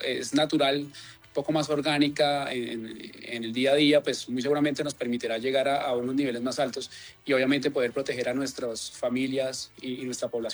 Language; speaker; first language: Spanish; native; Spanish